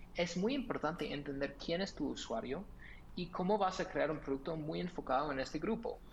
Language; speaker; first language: Spanish; non-native, fluent; English